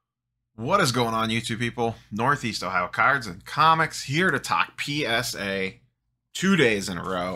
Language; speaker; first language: English; native; English